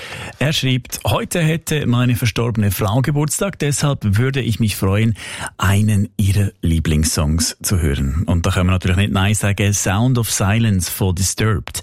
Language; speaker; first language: German; native; German